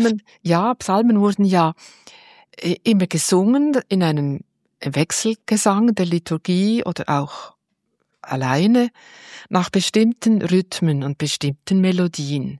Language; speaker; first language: German; native; German